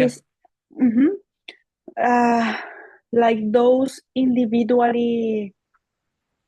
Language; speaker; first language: English; non-native, learner; Spanish